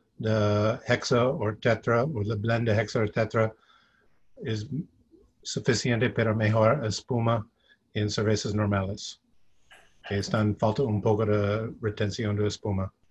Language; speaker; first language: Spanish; non-native, fluent; English